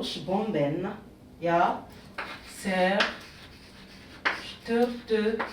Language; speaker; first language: German; non-native, learner; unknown